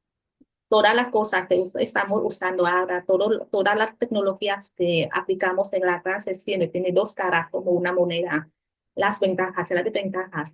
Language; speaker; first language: Spanish; non-native, fluent; Vietnamese